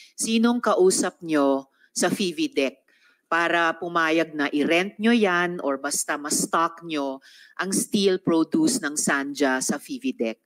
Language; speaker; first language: Filipino; native; Filipino